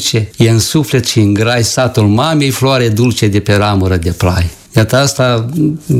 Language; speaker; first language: Romanian; native; Romanian